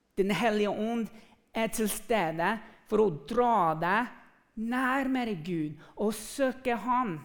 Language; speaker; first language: Norwegian; non-native, fluent; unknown